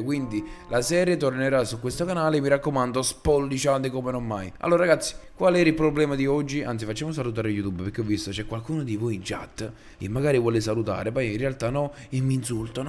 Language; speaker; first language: Italian; native; Italian